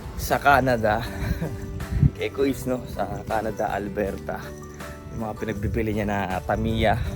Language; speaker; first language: Filipino; native; Filipino